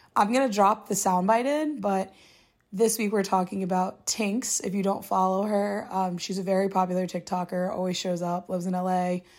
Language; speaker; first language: English; native; English